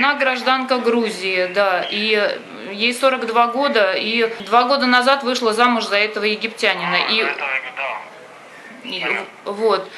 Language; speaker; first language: Russian; native; Russian